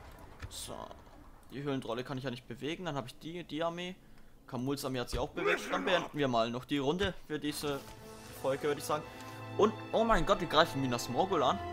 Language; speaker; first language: German; native; German